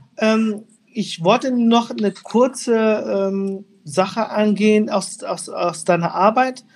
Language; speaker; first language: German; early bilingual, other home language; Portuguese